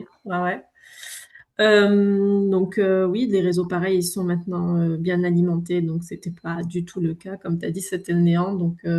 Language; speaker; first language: French; native; French